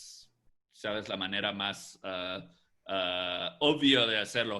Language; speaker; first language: Spanish; non-native, fluent; English